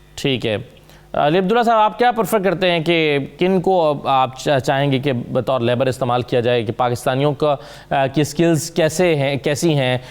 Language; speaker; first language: Urdu; native; Urdu